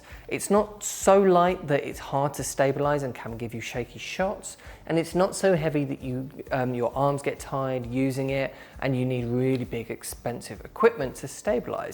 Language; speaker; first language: English; native; English